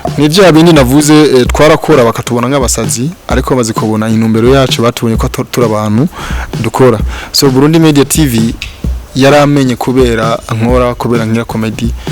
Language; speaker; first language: Rundi; non-native, local second language; Swahili